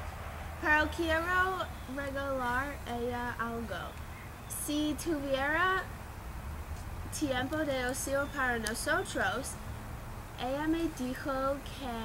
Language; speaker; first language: Spanish; non-native, learner; English